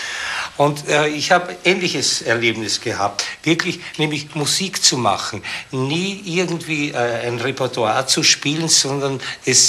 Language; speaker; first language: German; native; German